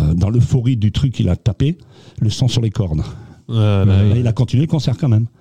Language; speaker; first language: French; non-native, local second language; Swiss German